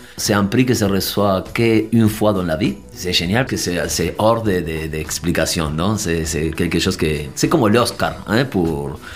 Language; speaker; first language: French; non-native, fluent; Spanish